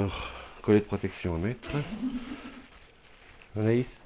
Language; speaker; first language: French; native; French